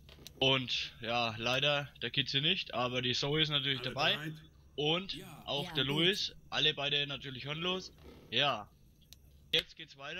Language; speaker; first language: German; native; German